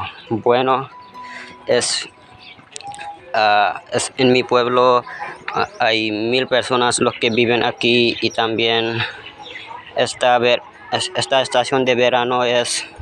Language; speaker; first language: Spanish; non-native, learner; Hindi